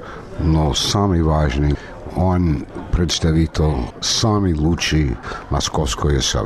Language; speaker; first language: Russian; non-native, fluent; English